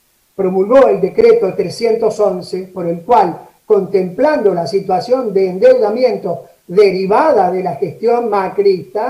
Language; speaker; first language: Spanish; native; Spanish